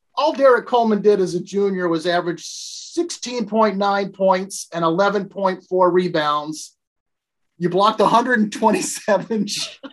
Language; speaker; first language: English; native; English